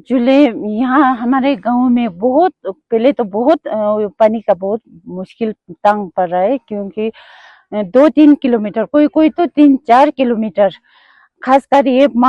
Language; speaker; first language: Hindi; non-native, local second language; Ladakhi